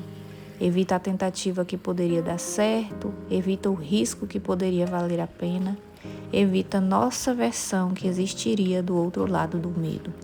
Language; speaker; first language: Portuguese; native; Portuguese